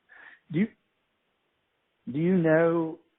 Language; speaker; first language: English; native; English